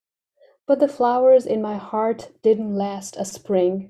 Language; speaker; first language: English; non-native, local second language; Nepali